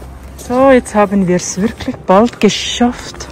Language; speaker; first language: German; non-native, learner; Tibetan